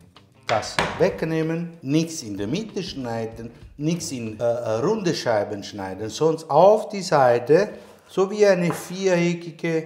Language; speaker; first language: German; non-native, learner; Italian